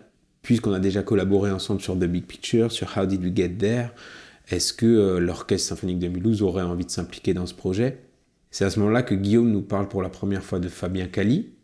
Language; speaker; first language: French; native; French